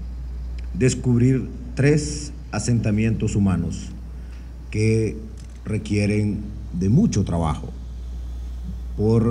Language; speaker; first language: Spanish; native; Spanish